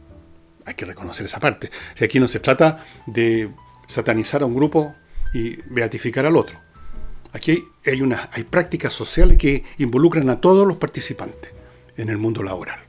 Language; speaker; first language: Spanish; native; Spanish